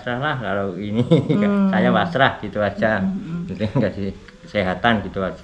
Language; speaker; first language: Indonesian; non-native, local second language; Javanese